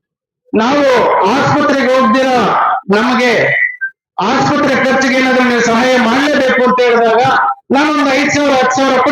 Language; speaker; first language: Kannada; native; Kannada